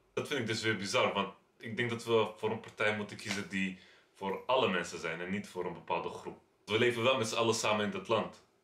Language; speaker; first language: Dutch; early bilingual, other home language; Turkish